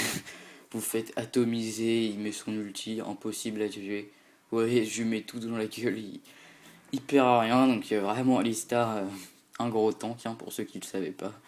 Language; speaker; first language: French; native; French